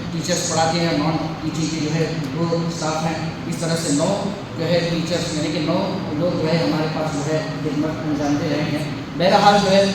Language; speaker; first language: Urdu; native; Urdu